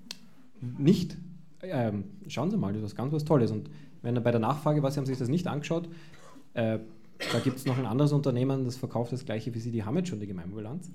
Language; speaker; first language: German; native; German